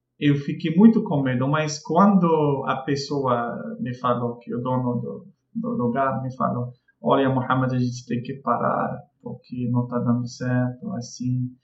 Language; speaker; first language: Portuguese; non-native, fluent; Arabic